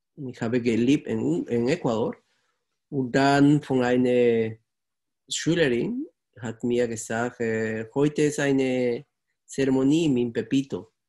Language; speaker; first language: German; non-native, fluent; Spanish